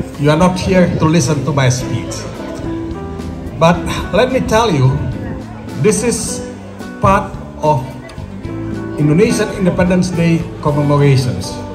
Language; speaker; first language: English; non-native, fluent; Indonesian